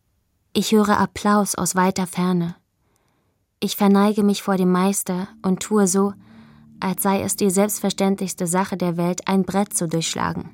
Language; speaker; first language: German; native; German